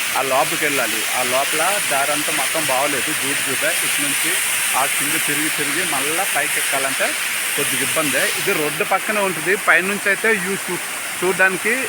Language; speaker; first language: Telugu; non-native, local second language; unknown